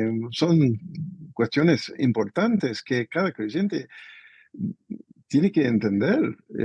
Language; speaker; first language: Spanish; non-native, fluent; English